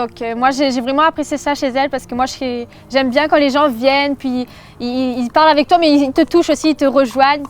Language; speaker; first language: French; native; French